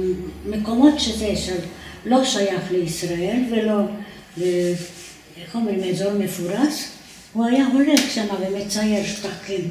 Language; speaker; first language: Hebrew; non-native, fluent; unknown